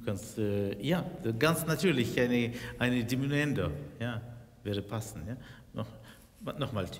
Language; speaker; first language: German; non-native, fluent; Russian